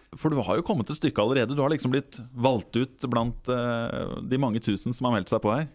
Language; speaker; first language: Norwegian; native; Norwegian